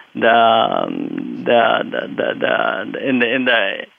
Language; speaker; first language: English; non-native, local second language; Urdu